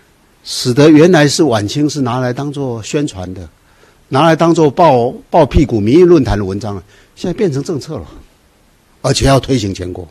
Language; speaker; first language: Chinese; native; Chinese